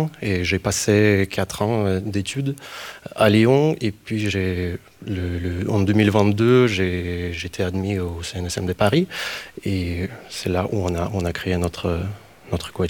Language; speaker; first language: French; non-native, fluent; Ukrainian